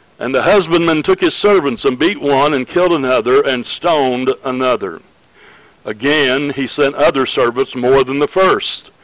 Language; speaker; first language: English; native; English